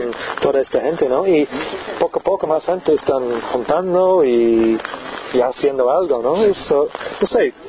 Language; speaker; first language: Spanish; non-native, learner; English